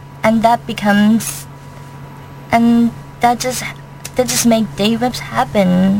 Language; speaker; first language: English; non-native, fluent; Thai